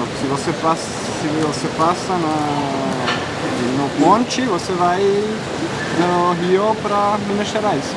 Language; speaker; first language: Portuguese; non-native, learner; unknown